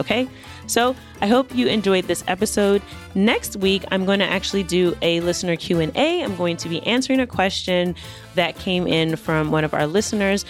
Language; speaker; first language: English; native; English